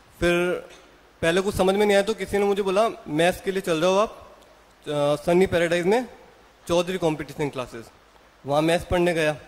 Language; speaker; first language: Hindi; native; Hindi